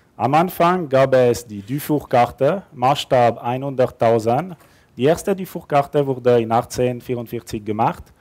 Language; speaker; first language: German; non-native, local second language; French